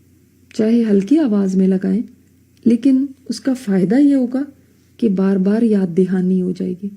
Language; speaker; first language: Urdu; native; Urdu